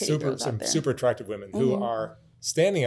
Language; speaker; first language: English; native; English